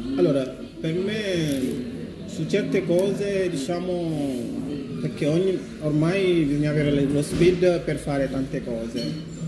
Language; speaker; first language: Italian; non-native, fluent; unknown